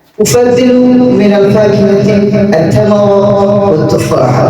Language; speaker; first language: Arabic; non-native, learner; Bangla